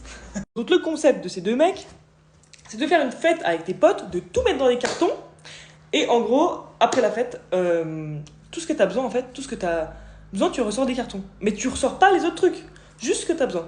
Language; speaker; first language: French; native; French